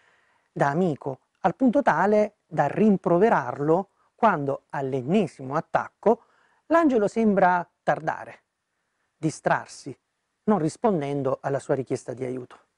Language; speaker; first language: Italian; native; Italian